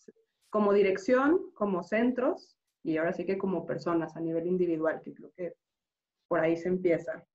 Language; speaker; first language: Spanish; native; Spanish